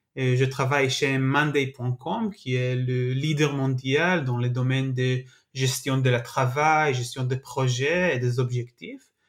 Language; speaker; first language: French; non-native, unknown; Hebrew